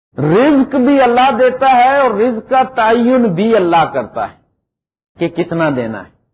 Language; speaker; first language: Urdu; non-native, local second language; Punjabi